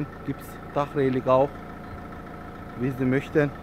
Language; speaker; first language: German; non-native, learner; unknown